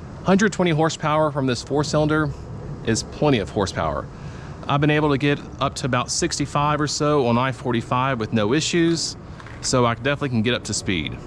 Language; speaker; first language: English; native; English